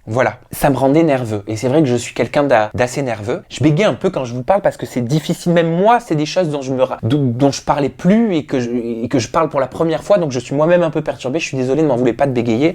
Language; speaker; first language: French; native; French